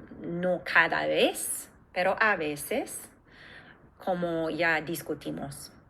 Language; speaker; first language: Spanish; non-native, fluent; English